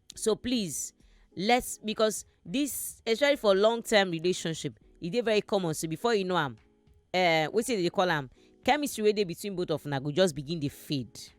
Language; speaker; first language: Nigerian Pidgin; native; Nigerian Pidgin